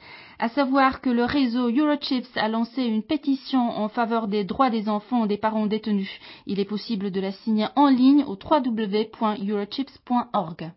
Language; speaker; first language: French; native; French